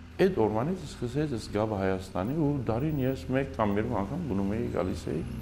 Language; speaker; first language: Armenian; early bilingual, heritage; Armenian